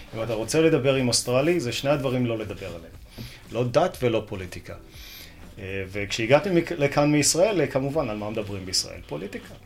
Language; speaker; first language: Hebrew; native; Hebrew